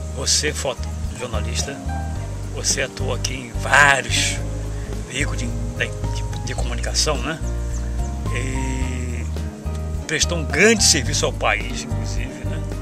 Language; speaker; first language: Portuguese; native; Portuguese